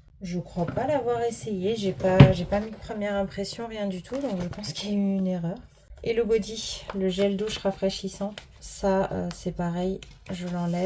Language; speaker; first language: French; native; French